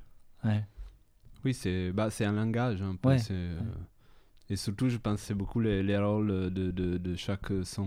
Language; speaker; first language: French; non-native, fluent; Italian